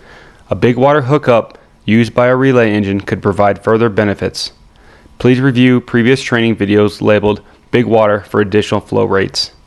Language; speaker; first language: English; native; English